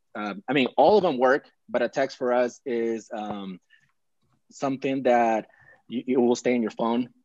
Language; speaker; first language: English; early bilingual, other home language; Spanish